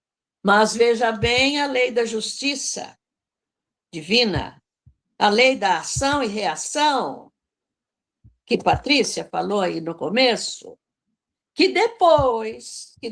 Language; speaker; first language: Portuguese; native; Portuguese